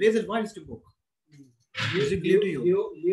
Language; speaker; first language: English; non-native, local second language; Hindi